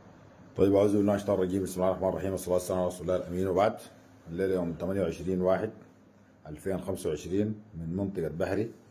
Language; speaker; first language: Arabic; native; Arabic